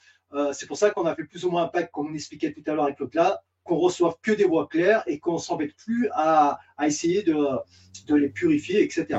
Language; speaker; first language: French; native; French